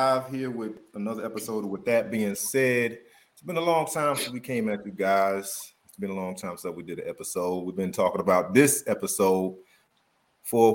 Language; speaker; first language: English; native; English